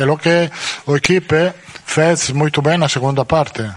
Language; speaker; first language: Portuguese; non-native, learner; Italian